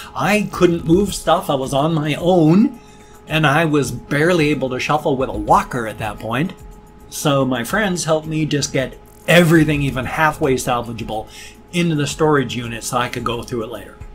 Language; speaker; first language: English; native; English